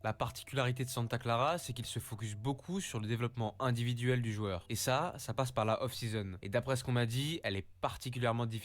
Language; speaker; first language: French; native; French